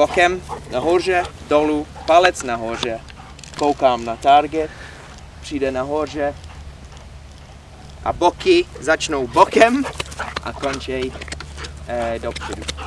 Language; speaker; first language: Czech; non-native, learner; English